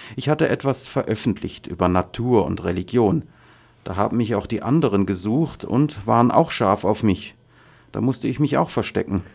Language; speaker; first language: German; non-native, fluent; Arabic